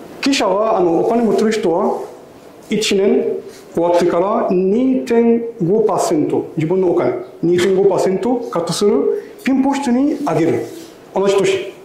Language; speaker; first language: Japanese; non-native, learner; Arabic